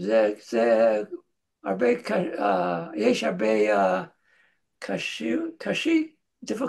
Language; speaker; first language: Hebrew; non-native, learner; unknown